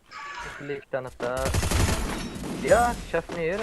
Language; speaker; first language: Arabic; native; Arabic